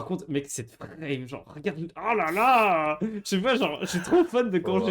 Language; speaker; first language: French; native; French